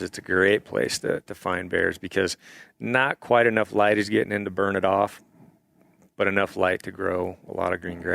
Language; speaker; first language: English; native; English